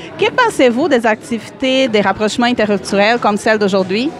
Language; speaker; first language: French; native; French